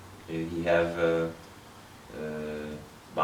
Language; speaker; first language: English; non-native, learner; Hungarian